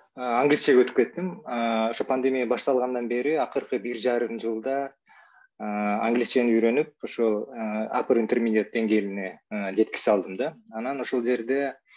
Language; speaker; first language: Kyrgyz; non-native, local second language; Russian